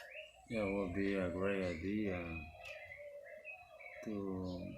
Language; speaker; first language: English; non-native, learner; Spanish